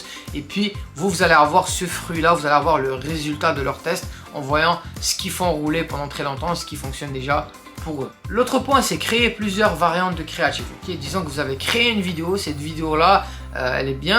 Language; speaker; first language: French; native; French